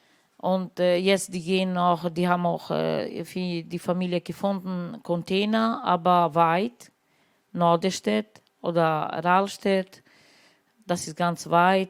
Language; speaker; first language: German; non-native, learner; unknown